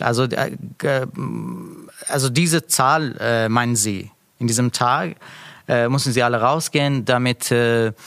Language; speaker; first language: German; non-native, learner; Persian